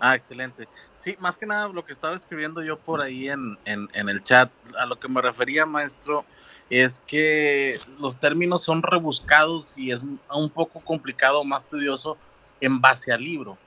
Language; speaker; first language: Spanish; native; Spanish